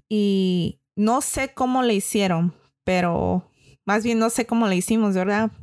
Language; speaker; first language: Spanish; early bilingual, heritage; Spanish